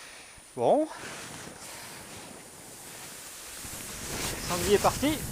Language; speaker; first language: French; native; French